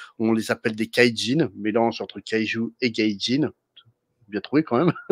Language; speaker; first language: French; native; French